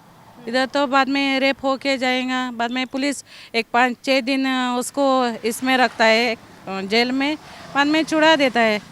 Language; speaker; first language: Hindi; non-native, local second language; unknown